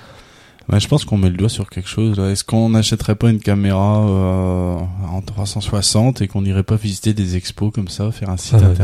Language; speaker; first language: French; native; French